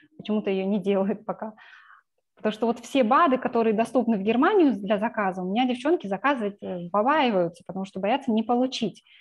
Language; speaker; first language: Russian; native; Russian